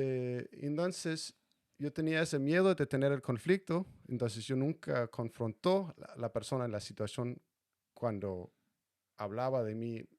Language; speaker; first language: Spanish; non-native, fluent; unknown